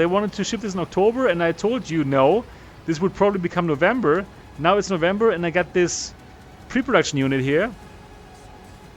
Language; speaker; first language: English; non-native, fluent; German